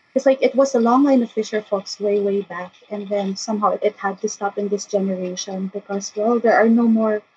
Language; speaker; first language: English; non-native, local second language; Chavacano